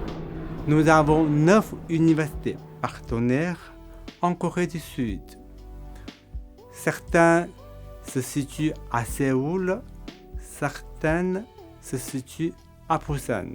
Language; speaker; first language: French; non-native, fluent; Korean